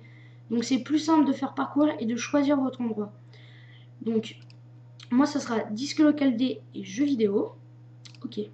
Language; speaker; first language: French; native; French